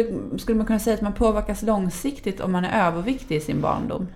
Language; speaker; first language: Swedish; native; Swedish